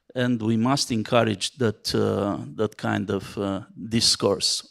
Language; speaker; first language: English; non-native, fluent; Romanian